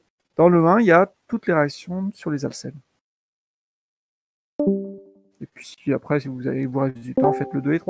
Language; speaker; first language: French; native; French